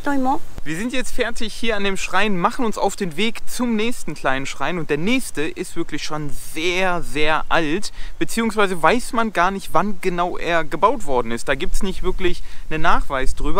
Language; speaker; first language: German; native; German